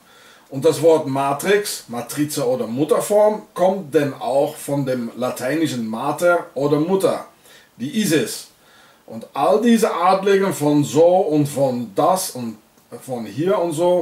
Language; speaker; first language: German; non-native, fluent; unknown